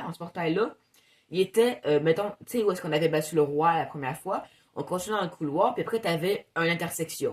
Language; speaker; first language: French; native; French